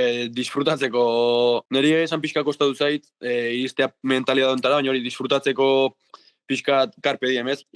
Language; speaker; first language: Basque; native; Basque